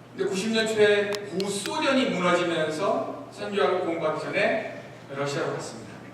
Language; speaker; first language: Korean; native; Korean